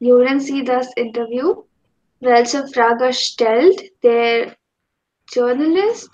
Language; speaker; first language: German; non-native, fluent; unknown